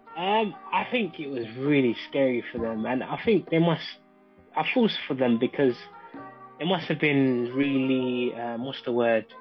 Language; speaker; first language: English; native; English